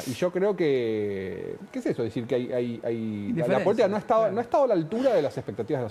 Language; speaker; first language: Spanish; native; Spanish